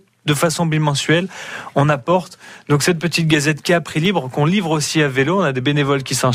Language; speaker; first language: French; native; French